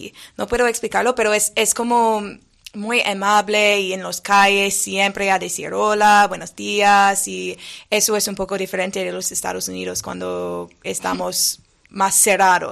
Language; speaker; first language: Spanish; non-native, learner; English